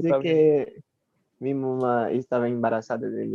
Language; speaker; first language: Spanish; non-native, learner; Portuguese